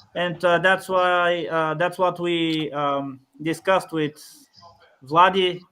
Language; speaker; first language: English; non-native, fluent; Bulgarian